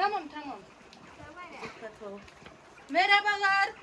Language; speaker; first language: Turkish; non-native, learner; Russian